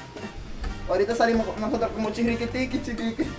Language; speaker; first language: Spanish; native; Spanish